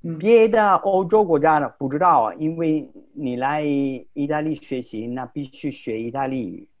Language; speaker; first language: Chinese; non-native, fluent; Italian